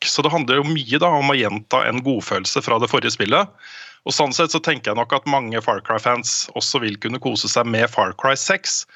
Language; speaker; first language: Norwegian; native; Norwegian